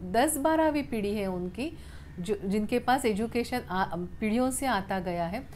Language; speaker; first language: Hindi; non-native, local second language; Marathi